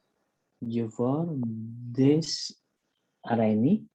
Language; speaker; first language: French; non-native, learner; Filipino